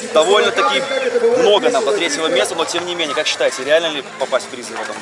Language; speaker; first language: Russian; native; Russian